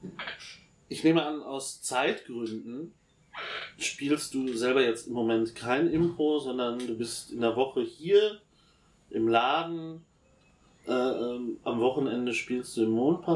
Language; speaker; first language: German; native; German